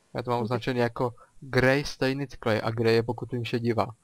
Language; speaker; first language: Czech; native; Czech